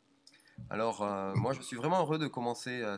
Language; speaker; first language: French; native; French